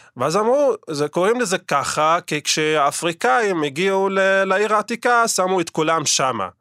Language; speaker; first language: Hebrew; non-native, local second language; Arabic